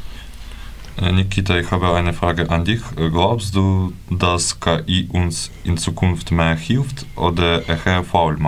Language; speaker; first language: German; non-native, learner; Ukrainian